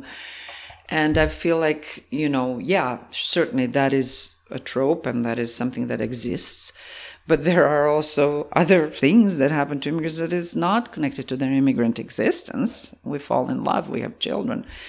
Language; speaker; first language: English; non-native, fluent; Croatian